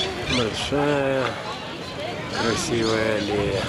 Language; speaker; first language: Russian; non-native, fluent; Lithuanian